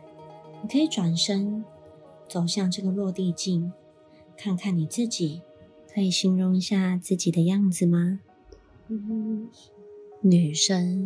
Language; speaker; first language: Chinese; native; Chinese